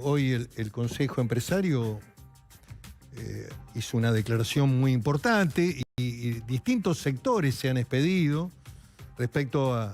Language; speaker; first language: Spanish; native; Spanish